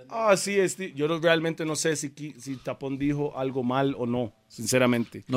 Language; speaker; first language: Spanish; early bilingual, other home language; English